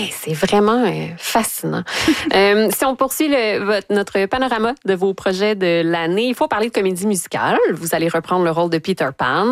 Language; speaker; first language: French; native; French